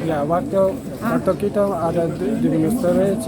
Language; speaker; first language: Indonesian; non-native, learner; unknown